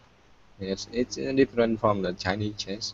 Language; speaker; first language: English; non-native, learner; Vietnamese